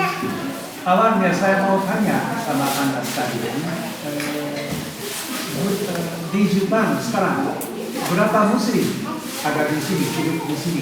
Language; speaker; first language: Indonesian; non-native, fluent; Japanese